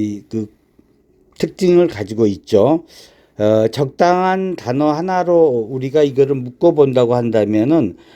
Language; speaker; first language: Korean; native; Korean